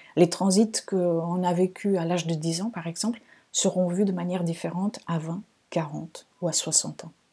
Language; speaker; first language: French; non-native, fluent; Portuguese